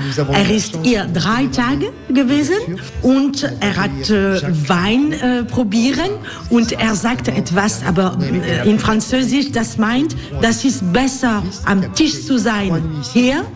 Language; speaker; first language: German; non-native, learner; French